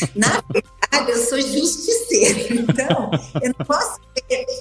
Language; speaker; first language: Portuguese; native; Portuguese